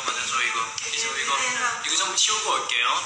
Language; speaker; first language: Korean; non-native, fluent; Chinese